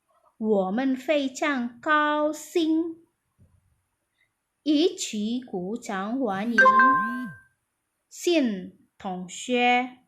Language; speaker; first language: Chinese; non-native, fluent; Indonesian